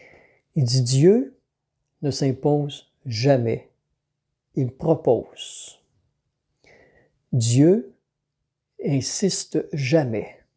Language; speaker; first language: French; native; French